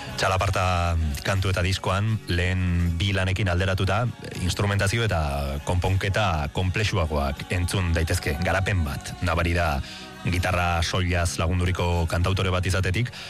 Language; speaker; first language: Basque; native; Basque